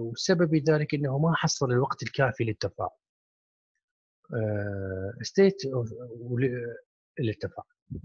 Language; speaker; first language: Arabic; native; Arabic